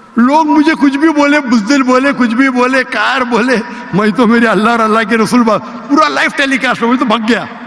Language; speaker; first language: Urdu; non-native, local second language; Konkani